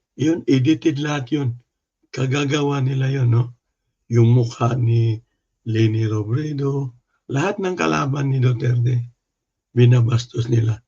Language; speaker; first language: Filipino; non-native, local second language; Cebuano